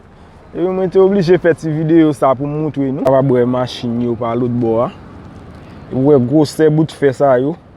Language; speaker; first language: French; non-native, learner; Haitian Creole